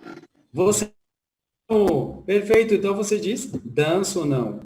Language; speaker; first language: Portuguese; non-native, fluent; Spanish